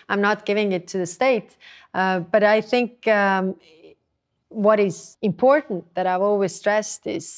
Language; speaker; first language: English; non-native, fluent; Estonian